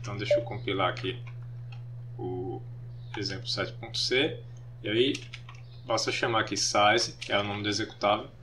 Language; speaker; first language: Portuguese; native; Portuguese